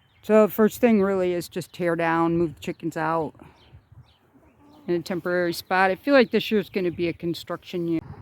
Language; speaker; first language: English; native; English